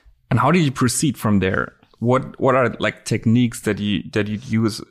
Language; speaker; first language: English; non-native, fluent; German